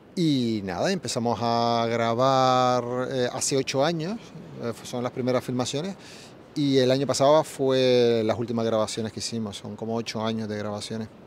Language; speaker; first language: Spanish; native; Spanish